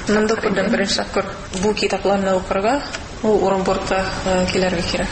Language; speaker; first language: Tatar; non-native, fluent; English